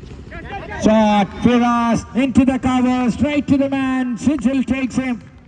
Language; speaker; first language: English; non-native, local second language; Malayalam